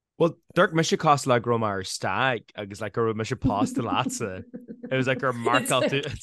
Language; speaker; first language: Irish; native; Irish